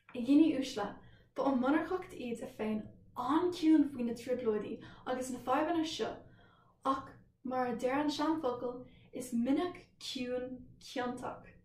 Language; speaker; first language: Irish; non-native, local second language; English